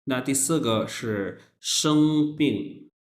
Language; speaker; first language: Chinese; non-native, fluent; Urdu